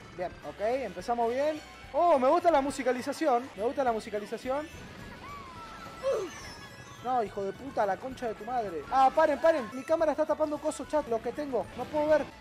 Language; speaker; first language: Spanish; native; Spanish